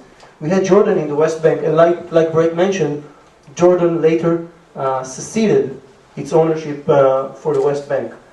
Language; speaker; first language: English; non-native, fluent; Hebrew